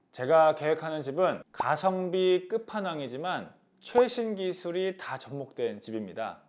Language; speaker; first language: Korean; native; Korean